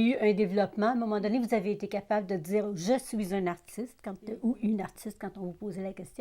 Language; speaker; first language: French; native; French